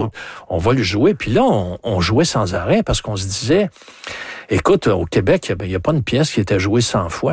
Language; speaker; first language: French; native; French